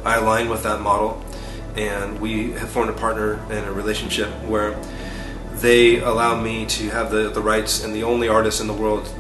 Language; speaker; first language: English; native; English